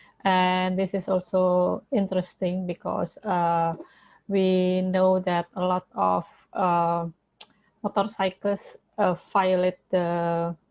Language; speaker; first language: English; non-native, learner; Indonesian